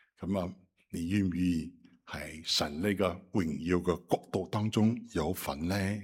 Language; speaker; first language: Cantonese; non-native, fluent; Chinese